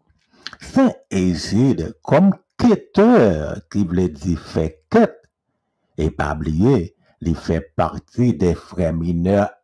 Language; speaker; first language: French; non-native, local second language; Haitian Creole